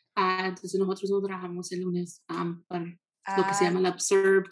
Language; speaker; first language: Spanish; early bilingual, heritage; Spanish